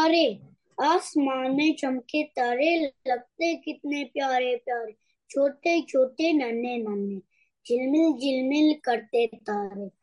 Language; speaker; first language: Hindi; early bilingual, heritage; Russian